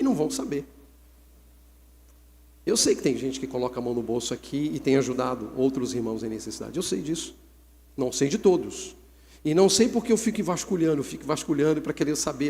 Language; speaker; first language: Portuguese; native; Portuguese